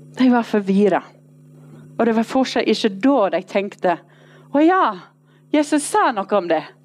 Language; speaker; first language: Norwegian; non-native, fluent; English